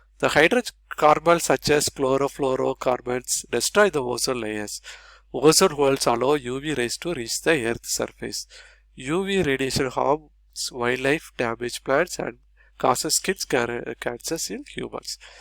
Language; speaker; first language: English; non-native, local second language; Tamil